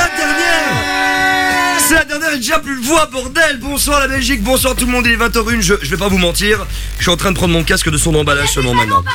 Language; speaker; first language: French; native; French